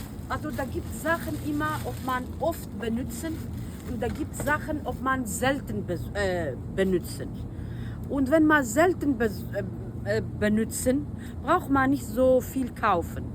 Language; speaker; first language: German; non-native, learner; Kurdish